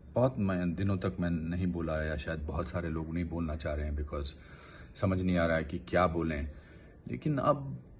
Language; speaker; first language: Hindi; native; Hindi